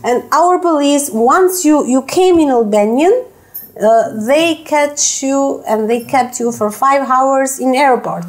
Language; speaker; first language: English; non-native, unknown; Albanian